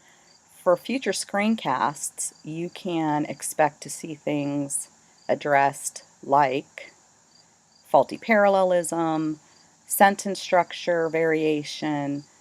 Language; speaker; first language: English; native; English